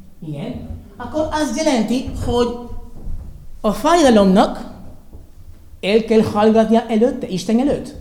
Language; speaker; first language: Hungarian; non-native, learner; Spanish